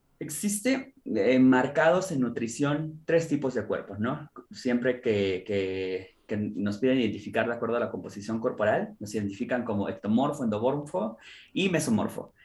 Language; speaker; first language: Spanish; native; Spanish